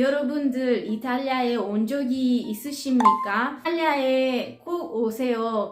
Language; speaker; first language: Korean; non-native, learner; Italian